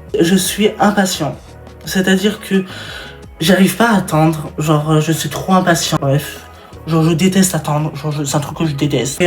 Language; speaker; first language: French; native; French